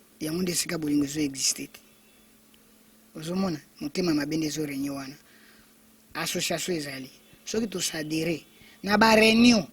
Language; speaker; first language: Lingala; native; Lingala